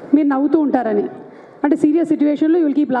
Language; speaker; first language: Telugu; native; Telugu